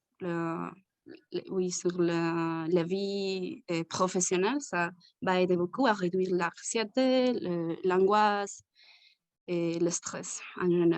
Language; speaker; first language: French; non-native, learner; Spanish